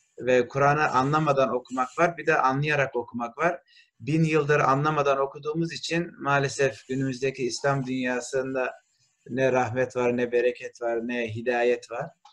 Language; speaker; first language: Turkish; early bilingual, heritage; Turkish